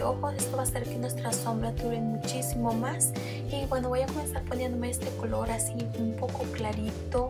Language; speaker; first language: Spanish; native; Spanish